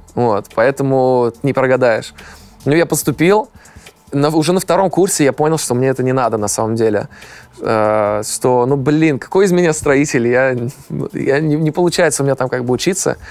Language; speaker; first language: Russian; native; Russian